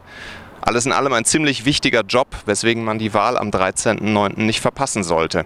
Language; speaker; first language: German; native; German